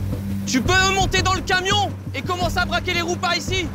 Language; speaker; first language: French; native; French